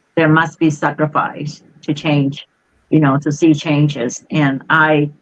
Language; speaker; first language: English; non-native, fluent; Khmer